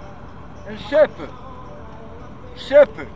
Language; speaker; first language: English; non-native, learner; Portuguese